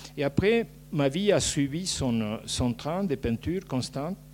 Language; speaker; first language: French; non-native, fluent; Spanish